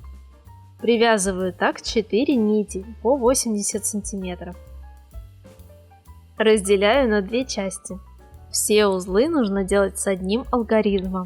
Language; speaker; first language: Russian; native; Russian